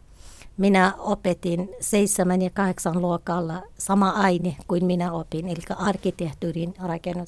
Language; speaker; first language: Finnish; non-native, learner; Kurdish